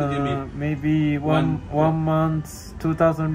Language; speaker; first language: English; non-native, fluent; Japanese